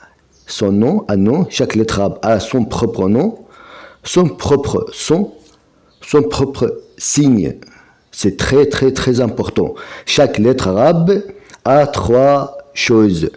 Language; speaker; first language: French; non-native, fluent; Arabic